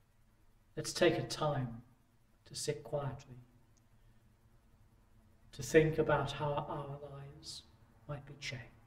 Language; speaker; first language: English; native; English